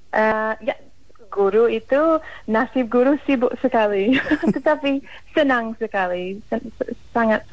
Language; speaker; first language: Indonesian; non-native, fluent; English